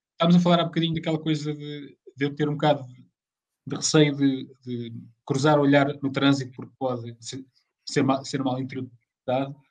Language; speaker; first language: Portuguese; native; Portuguese